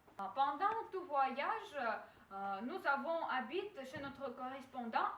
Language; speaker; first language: French; non-native, learner; Russian